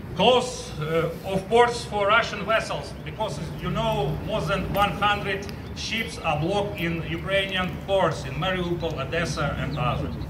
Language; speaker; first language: English; non-native, fluent; Ukrainian